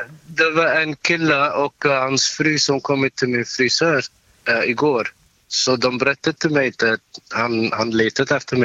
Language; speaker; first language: Swedish; non-native, learner; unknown